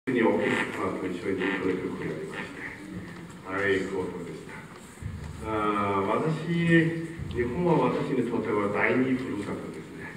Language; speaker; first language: Japanese; non-native, fluent; Mongolian